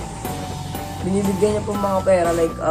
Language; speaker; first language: Filipino; native; Filipino